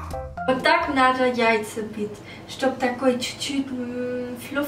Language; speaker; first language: Russian; early bilingual, heritage; German